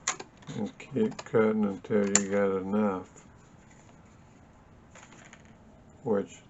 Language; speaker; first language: English; native; English